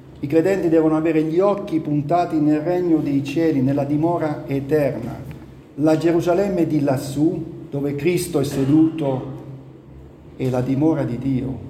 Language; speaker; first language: Italian; native; Italian